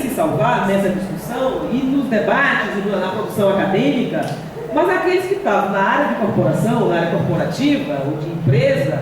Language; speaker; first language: Portuguese; native; Portuguese